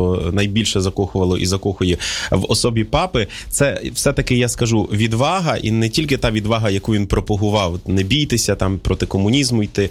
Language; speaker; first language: Ukrainian; native; Ukrainian